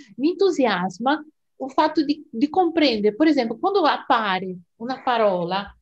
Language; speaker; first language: Italian; non-native, fluent; Portuguese